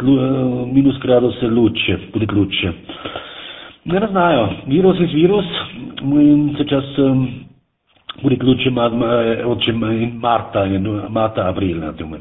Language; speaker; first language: Russian; non-native, learner; German